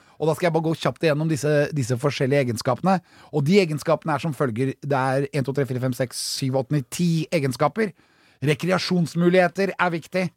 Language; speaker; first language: Norwegian; native; Norwegian